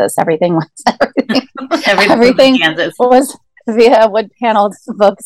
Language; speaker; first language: English; native; English